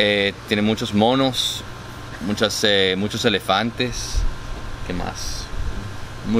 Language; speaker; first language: Spanish; early bilingual, heritage; Spanish